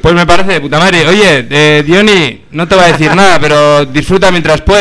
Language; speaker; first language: Spanish; native; Spanish